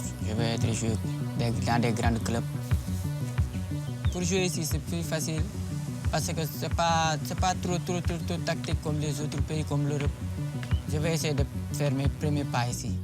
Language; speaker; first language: French; non-native, local second language; Wolof